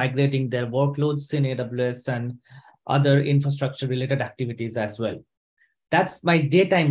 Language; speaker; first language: English; non-native, local second language; Bangla